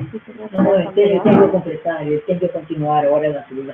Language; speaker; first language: Spanish; non-native, learner; Portuguese